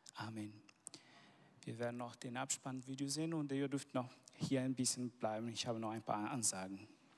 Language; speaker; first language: German; non-native, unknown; Portuguese